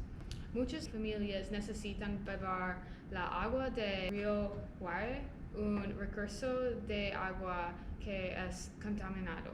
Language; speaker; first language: Spanish; non-native, learner; English